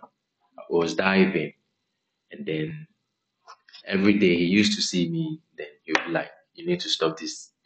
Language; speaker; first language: English; non-native, local second language; Ewe